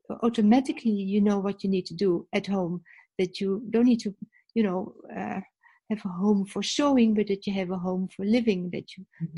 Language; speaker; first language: English; non-native, fluent; Dutch